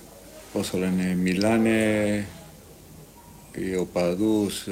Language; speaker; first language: Greek; non-native, learner; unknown